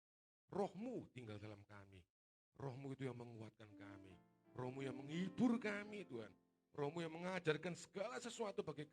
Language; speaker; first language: Indonesian; native; Indonesian